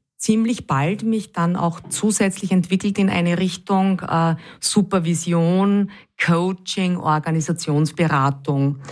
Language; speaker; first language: German; native; German